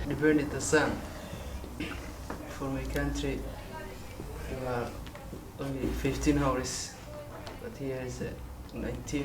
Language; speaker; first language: English; non-native, learner; Somali